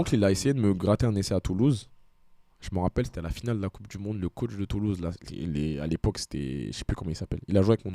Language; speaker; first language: French; native; French